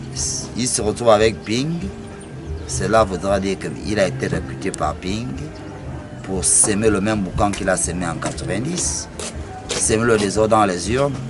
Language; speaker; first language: French; non-native, local second language; Fang